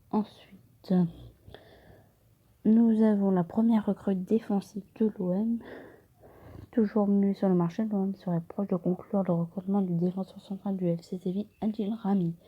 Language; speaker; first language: French; native; French